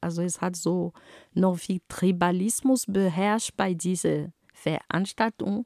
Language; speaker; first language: German; non-native, fluent; Ghomala